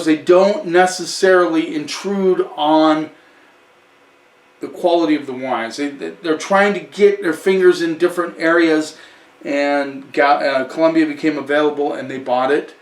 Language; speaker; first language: English; native; English